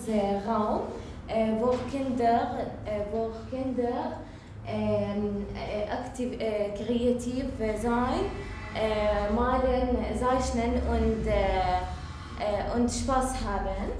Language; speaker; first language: German; non-native, learner; Arabic